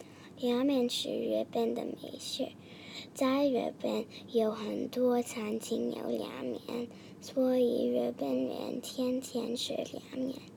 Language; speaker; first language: Chinese; non-native, learner; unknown